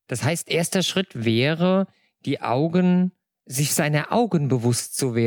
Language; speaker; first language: German; native; German